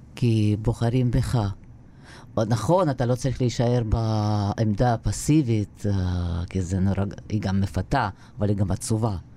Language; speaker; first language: Hebrew; non-native, fluent; Russian